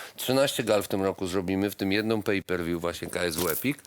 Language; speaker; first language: Polish; native; Polish